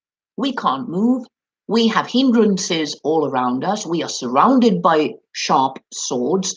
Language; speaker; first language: English; non-native, fluent; Finnish